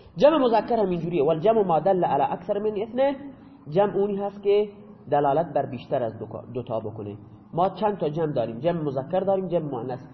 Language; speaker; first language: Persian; non-native, local second language; Baluchi